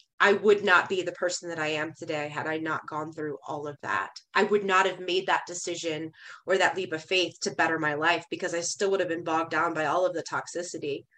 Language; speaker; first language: English; native; English